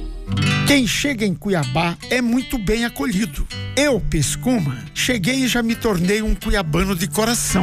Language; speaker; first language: Portuguese; native; Portuguese